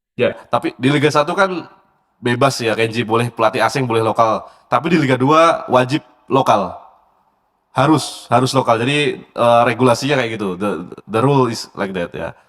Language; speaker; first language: Indonesian; native; Indonesian